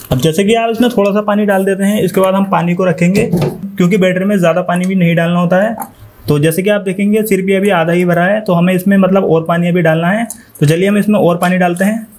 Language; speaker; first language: Hindi; native; Hindi